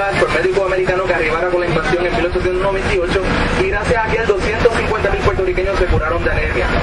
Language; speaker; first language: Spanish; native; Spanish